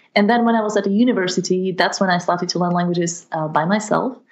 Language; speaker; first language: English; non-native, fluent; Slovak